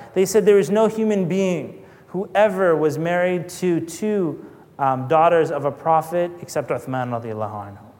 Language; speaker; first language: English; native; English